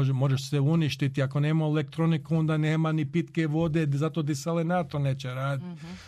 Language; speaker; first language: Croatian; early bilingual, heritage; Croatian